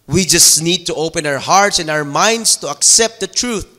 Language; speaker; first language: English; non-native, local second language; Filipino